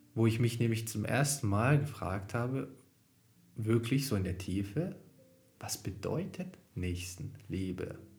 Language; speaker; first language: German; early bilingual, other home language; Albanian